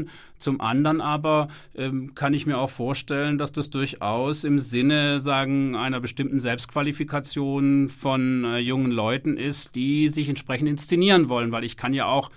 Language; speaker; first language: German; native; German